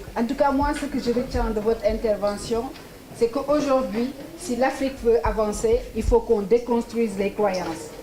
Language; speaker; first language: French; non-native, local second language; Wolof